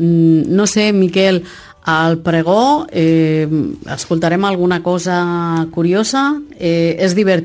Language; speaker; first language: Catalan; native; Catalan